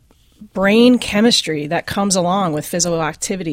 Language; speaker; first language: English; native; English